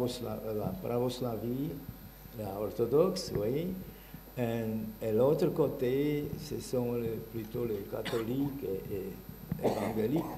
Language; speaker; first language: French; non-native, learner; Bulgarian